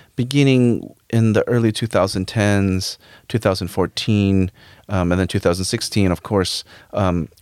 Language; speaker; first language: English; native; English